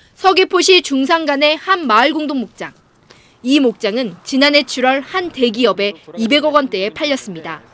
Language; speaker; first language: Korean; native; Korean